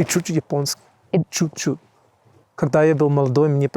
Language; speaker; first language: Russian; non-native, learner; English